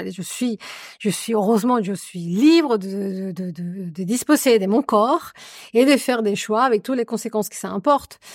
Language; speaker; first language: French; non-native, fluent; Spanish